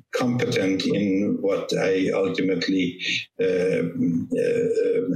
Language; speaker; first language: English; non-native, fluent; Hungarian